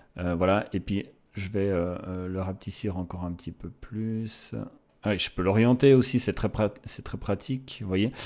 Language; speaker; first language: French; native; French